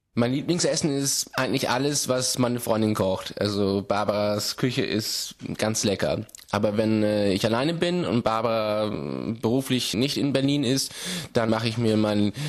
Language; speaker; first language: German; native; German